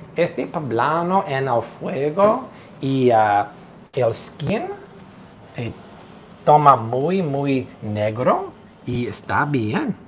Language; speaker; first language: Spanish; non-native, learner; English